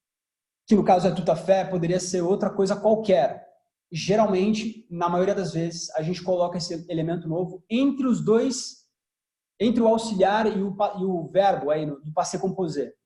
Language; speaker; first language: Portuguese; non-native, fluent; French